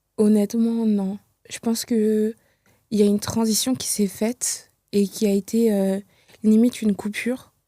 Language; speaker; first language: French; early bilingual, other home language; Kinyarwanda